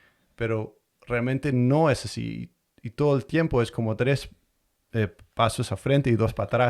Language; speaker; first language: Spanish; non-native, fluent; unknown